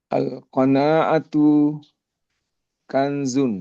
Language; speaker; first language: Arabic; non-native, learner; Indonesian